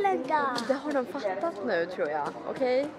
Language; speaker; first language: Swedish; early bilingual, other home language; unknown